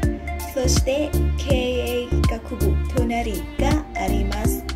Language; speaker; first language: Japanese; non-native, learner; Thai